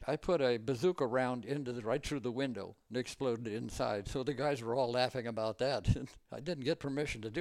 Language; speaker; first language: English; native; English